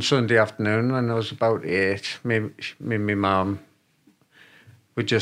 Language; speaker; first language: English; native; English